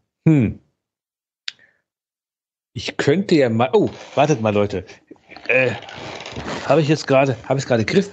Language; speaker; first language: German; native; German